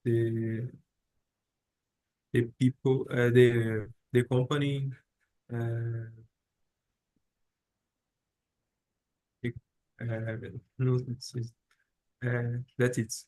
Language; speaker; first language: English; non-native, learner; Portuguese